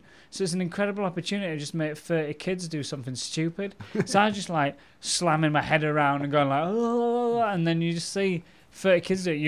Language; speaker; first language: English; native; English